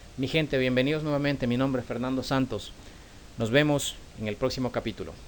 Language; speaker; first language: Spanish; native; Spanish